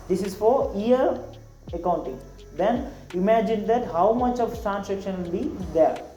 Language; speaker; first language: English; non-native, local second language; Tamil